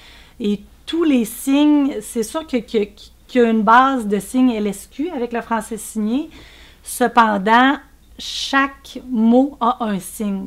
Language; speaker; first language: French; native; French